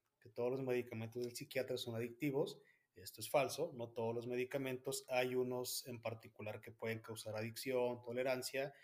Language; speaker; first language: Spanish; native; Spanish